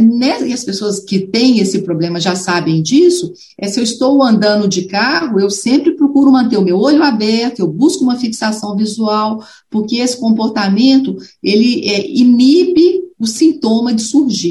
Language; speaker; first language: Portuguese; native; Portuguese